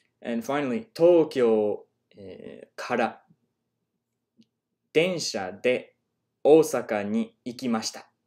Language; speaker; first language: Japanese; non-native, learner; English